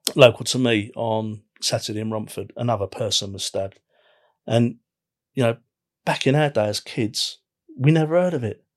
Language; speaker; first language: English; native; English